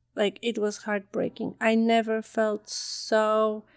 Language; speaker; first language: English; non-native, fluent; Polish